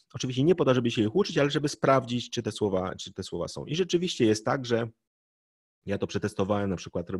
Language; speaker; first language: Polish; native; Polish